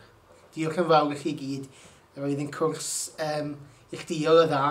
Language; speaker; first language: Welsh; non-native, learner; English